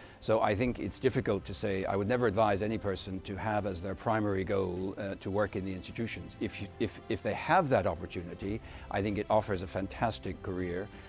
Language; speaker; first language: English; native; English